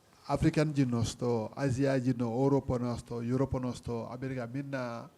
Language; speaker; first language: Japanese; non-native, learner; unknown